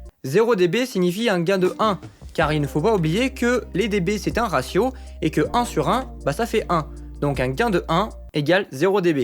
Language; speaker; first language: French; native; French